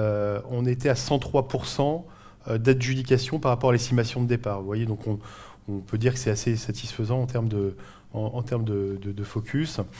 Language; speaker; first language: French; native; French